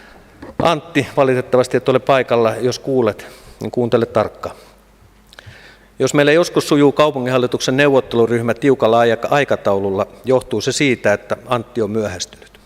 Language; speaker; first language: Finnish; native; Finnish